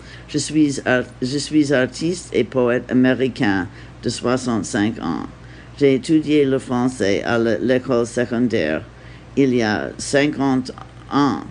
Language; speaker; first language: French; non-native, learner; English